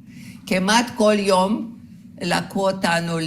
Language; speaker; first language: Hebrew; early bilingual, other home language; Hungarian